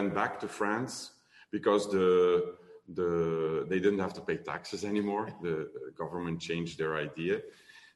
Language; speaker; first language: English; non-native, fluent; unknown